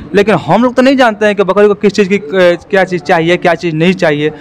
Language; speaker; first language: Hindi; native; Hindi